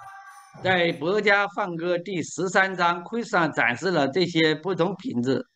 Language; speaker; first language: Chinese; native; Chinese